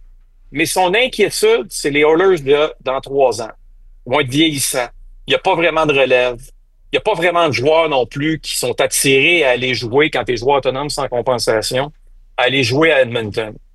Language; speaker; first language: French; native; French